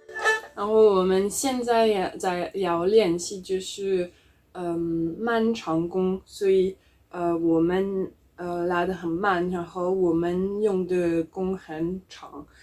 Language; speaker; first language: Chinese; non-native, learner; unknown